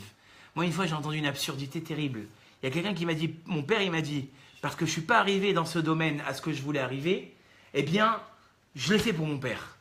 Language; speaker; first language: French; native; French